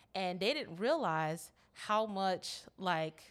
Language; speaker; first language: English; native; English